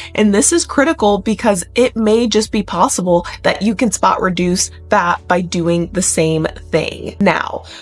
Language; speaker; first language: English; native; English